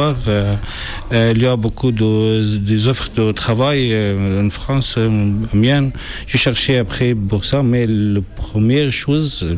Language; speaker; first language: French; non-native, fluent; Arabic